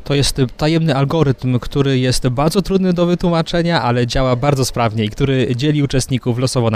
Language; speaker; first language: Polish; native; Polish